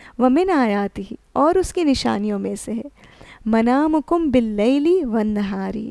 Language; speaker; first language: Urdu; native; Urdu